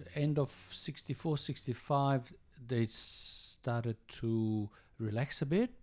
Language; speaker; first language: English; early bilingual, other home language; Croatian